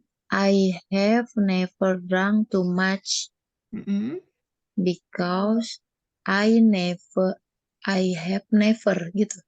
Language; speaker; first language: English; non-native, learner; Indonesian